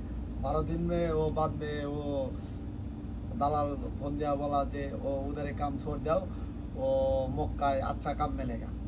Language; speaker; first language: Hindi; non-native, learner; Bangla